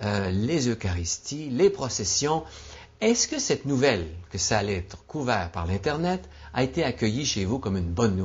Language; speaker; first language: French; native; French